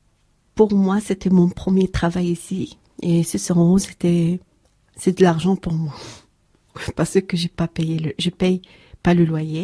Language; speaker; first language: French; non-native, learner; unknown